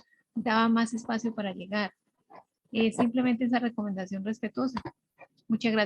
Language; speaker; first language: Spanish; native; Spanish